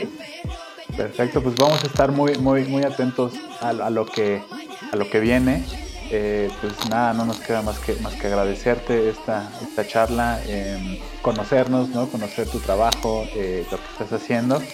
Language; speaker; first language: Spanish; native; Spanish